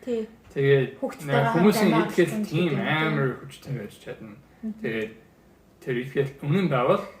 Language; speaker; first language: Mongolian; early bilingual, heritage; English